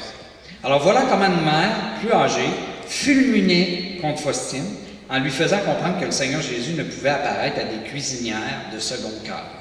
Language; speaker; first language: French; native; French